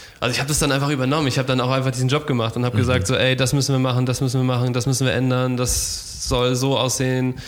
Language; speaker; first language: German; native; German